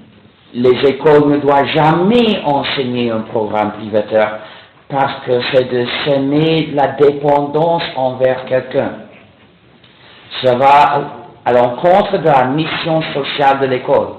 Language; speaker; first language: French; non-native, fluent; English